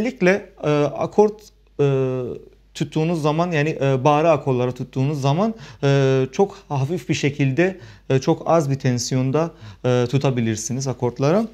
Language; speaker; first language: Turkish; non-native, fluent; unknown